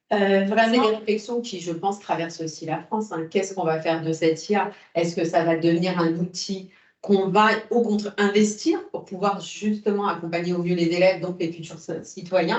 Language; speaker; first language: French; native; French